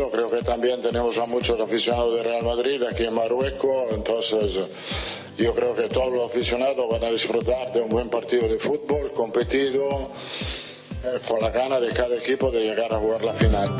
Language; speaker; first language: Spanish; non-native, fluent; Italian